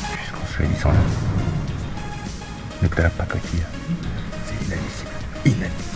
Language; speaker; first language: French; native; French